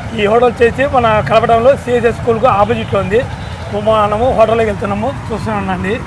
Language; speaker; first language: Telugu; native; Telugu